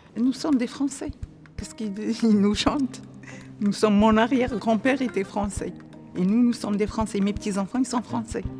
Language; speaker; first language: French; non-native, local second language; Arabic